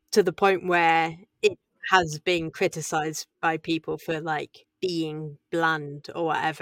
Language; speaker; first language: English; native; English